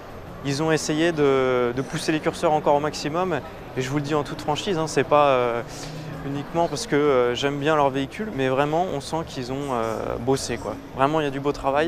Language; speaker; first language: French; native; French